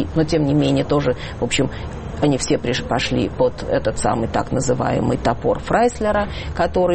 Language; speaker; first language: Russian; native; Russian